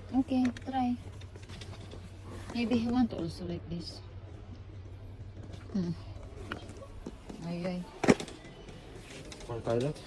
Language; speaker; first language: English; non-native, learner; Filipino